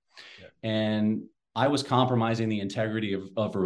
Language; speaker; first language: English; native; English